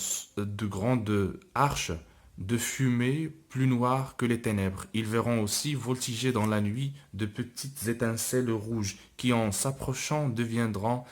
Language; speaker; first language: French; non-native, local second language; Arabic